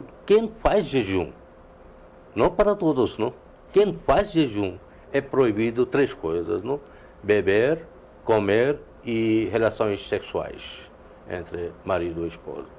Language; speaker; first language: Portuguese; non-native, learner; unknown